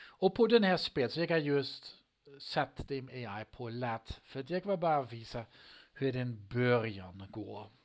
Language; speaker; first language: Swedish; non-native, learner; Dutch